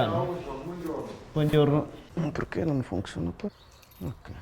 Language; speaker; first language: Italian; non-native, learner; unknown